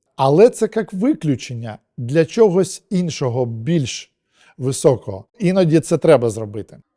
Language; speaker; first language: Ukrainian; non-native, local second language; Russian